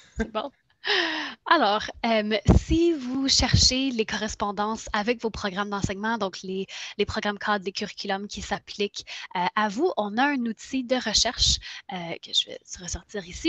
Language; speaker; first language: French; native; French